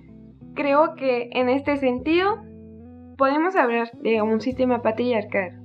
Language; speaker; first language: Spanish; non-native, learner; French